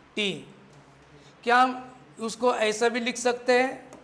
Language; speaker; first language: Hindi; non-native, local second language; Marathi